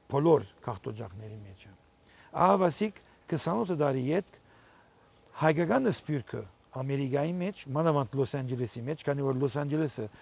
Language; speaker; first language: Armenian; early bilingual, heritage; Armenian